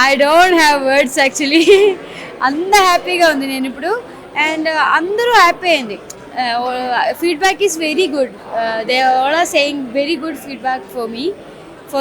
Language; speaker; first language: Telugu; non-native, learner; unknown